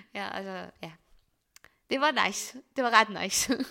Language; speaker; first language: Danish; non-native, fluent; Arabic